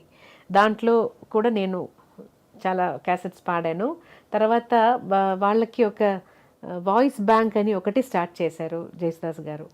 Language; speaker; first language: Telugu; non-native, local second language; Malayalam